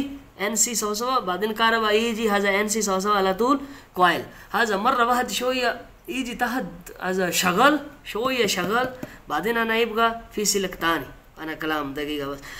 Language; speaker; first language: Arabic; non-native, learner; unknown